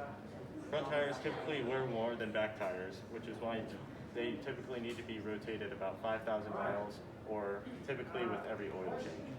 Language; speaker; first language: English; native; English